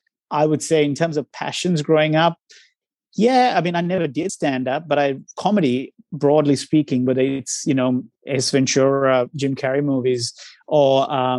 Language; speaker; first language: English; non-native, local second language; Sinhala